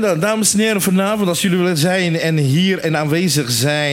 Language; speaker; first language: Dutch; non-native, local second language; Papiamento